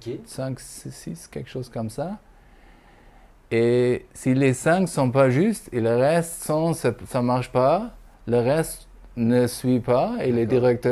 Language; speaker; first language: French; non-native, fluent; German